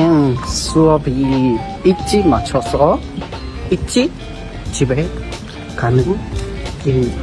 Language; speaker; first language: Korean; non-native, learner; Burmese